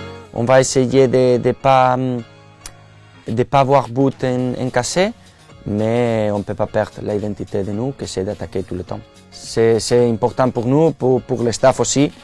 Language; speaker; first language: French; non-native, fluent; Spanish